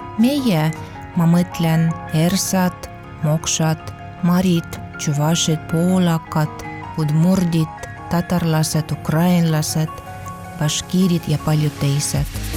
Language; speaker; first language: Estonian; non-native, fluent; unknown